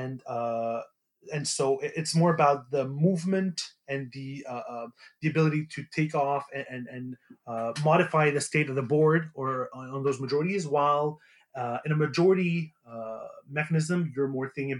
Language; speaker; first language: English; native; English